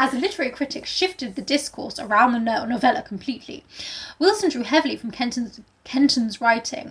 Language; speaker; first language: English; native; English